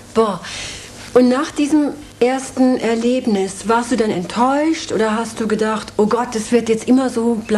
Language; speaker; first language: German; native; German